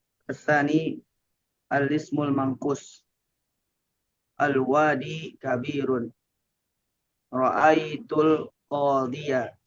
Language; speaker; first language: Arabic; non-native, learner; Indonesian